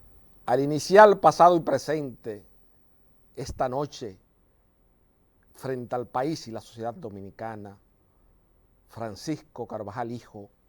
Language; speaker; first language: Spanish; native; Spanish